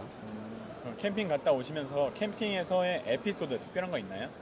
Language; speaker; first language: Korean; native; Korean